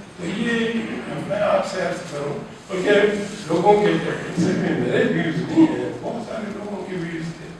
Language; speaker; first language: Urdu; non-native, local second language; Baluchi